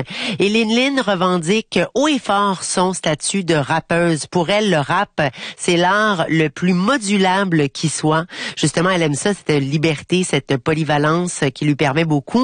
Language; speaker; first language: French; native; French